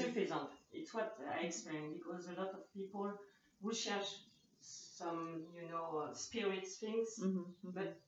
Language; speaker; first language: English; non-native, learner; French